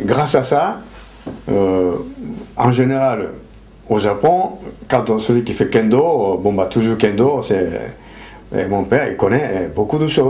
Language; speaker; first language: French; non-native, fluent; Japanese